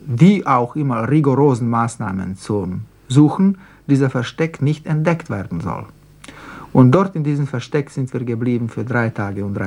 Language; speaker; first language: German; non-native, fluent; Slovak